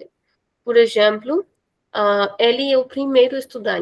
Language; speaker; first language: Portuguese; non-native, fluent; Hindi